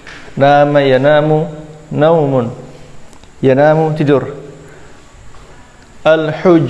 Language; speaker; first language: Arabic; non-native, fluent; Indonesian